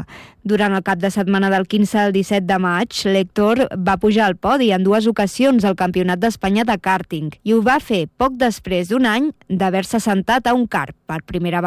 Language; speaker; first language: Catalan; native; Catalan